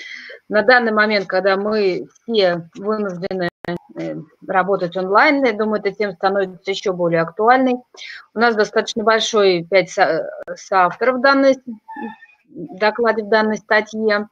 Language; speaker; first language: Russian; native; Russian